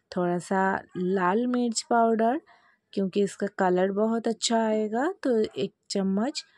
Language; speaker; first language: Hindi; non-native, local second language; Bangla